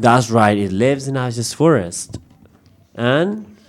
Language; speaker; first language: English; non-native, fluent; Spanish